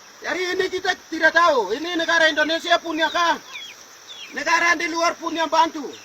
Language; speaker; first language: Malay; non-native, local second language; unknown